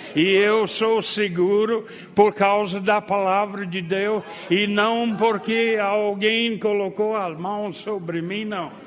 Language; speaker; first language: Portuguese; non-native, fluent; English